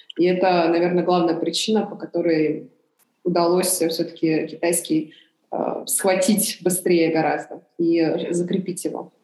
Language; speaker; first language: Russian; native; Russian